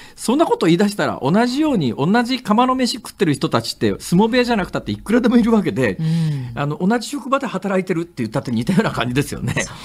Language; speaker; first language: Japanese; native; Japanese